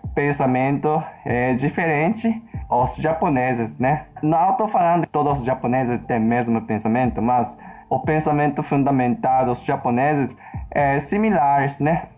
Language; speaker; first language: Portuguese; non-native, fluent; Japanese